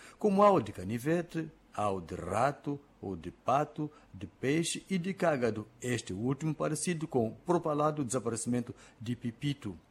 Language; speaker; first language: Portuguese; non-native, local second language; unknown